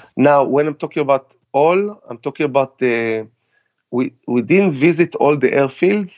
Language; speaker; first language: English; non-native, fluent; Hebrew